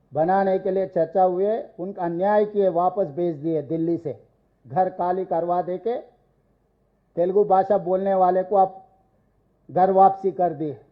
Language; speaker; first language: Hindi; non-native, local second language; Telugu